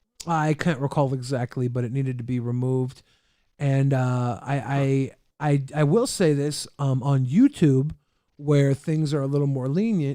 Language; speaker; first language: English; native; English